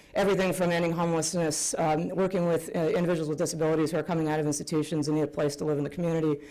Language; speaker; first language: English; native; English